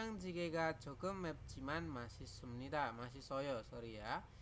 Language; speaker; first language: Korean; non-native, fluent; Indonesian